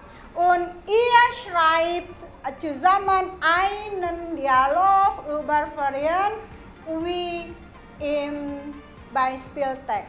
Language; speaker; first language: German; non-native, fluent; Indonesian